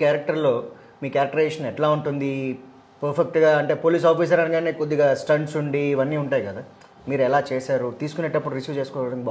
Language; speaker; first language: Telugu; native; Telugu